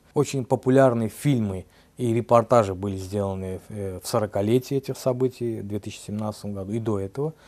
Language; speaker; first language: Russian; non-native, local second language; Azerbaijani